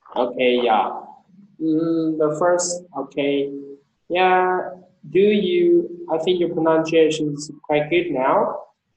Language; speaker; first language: English; non-native, fluent; Vietnamese